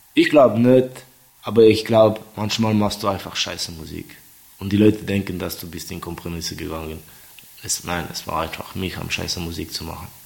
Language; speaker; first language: German; non-native, fluent; Estonian